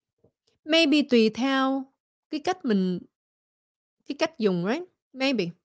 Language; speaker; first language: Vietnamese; early bilingual, heritage; Vietnamese